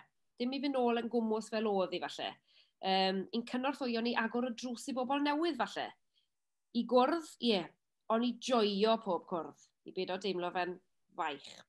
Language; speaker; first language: Welsh; native; Welsh